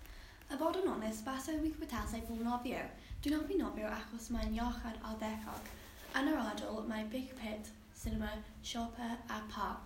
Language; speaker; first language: Welsh; non-native, learner; English